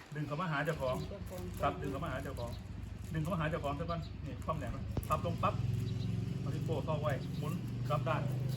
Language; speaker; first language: Thai; native; Thai